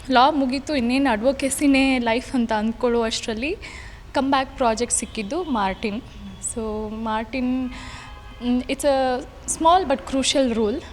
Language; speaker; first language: Kannada; native; Kannada